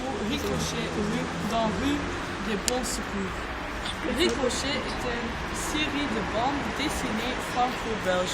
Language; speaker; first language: French; non-native, learner; Dutch